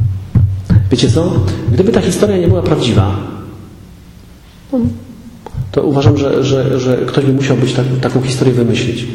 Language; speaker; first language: Polish; native; Polish